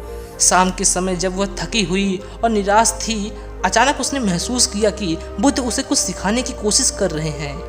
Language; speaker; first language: Hindi; native; Hindi